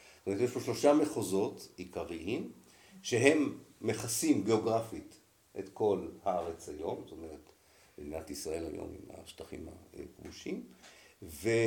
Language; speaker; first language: Hebrew; native; Hebrew